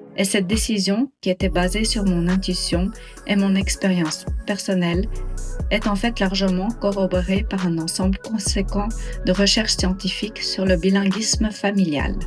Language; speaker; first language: French; non-native, local second language; Swiss German